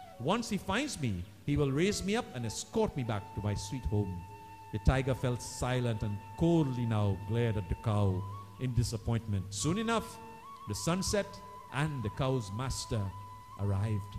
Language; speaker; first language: English; native; English